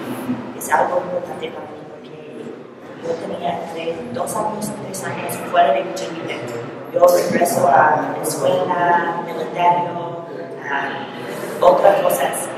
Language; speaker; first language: Spanish; non-native, learner; English